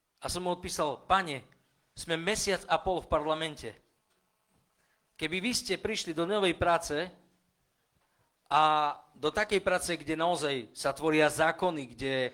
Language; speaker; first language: Slovak; non-native, local second language; Romany